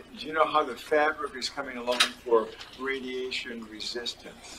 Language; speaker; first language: English; non-native, fluent; Portuguese